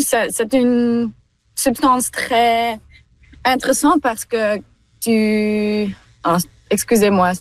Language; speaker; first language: French; non-native, learner; Dutch